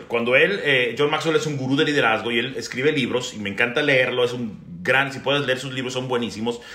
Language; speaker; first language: Spanish; native; Spanish